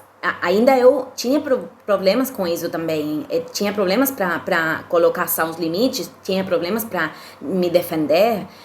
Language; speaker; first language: Portuguese; non-native, fluent; Spanish